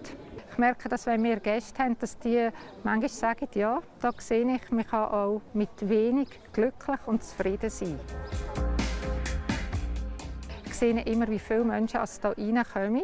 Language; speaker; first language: German; native; German